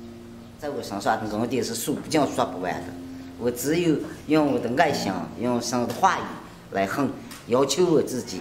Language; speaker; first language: Chinese; native; Chinese